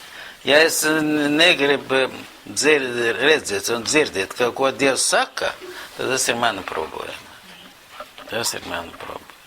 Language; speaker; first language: Latvian; non-native, local second language; Russian